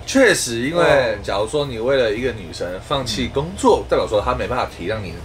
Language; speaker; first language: Chinese; native; Chinese